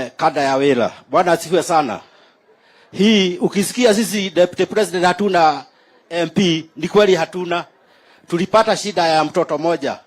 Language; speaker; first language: Swahili; non-native, local second language; Kikuyu